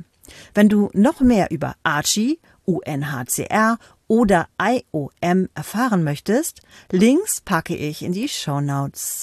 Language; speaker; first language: German; native; German